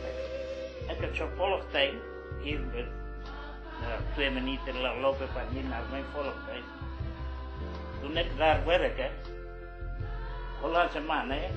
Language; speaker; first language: Dutch; non-native, learner; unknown